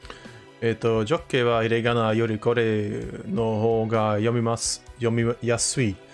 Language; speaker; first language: Japanese; non-native, learner; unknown